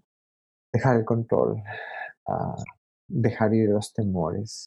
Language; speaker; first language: Spanish; native; Spanish